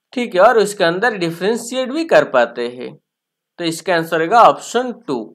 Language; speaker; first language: Hindi; non-native, local second language; Bangla